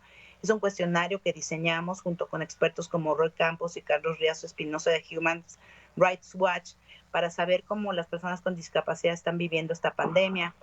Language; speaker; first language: Spanish; native; Spanish